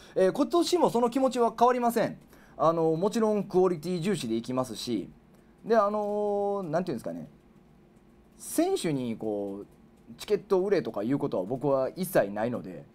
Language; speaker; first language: Japanese; native; Japanese